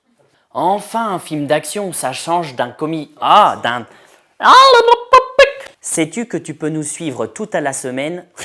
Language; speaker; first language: French; native; French